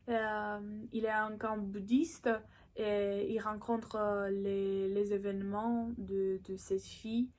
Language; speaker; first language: French; non-native, learner; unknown